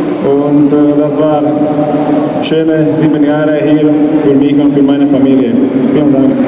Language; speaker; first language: German; non-native, learner; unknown